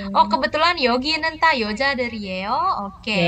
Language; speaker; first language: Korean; non-native, fluent; Indonesian